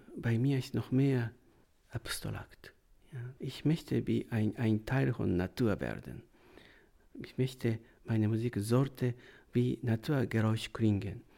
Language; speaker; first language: German; non-native, learner; Japanese